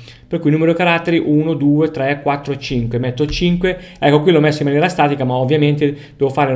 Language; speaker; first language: Italian; native; Italian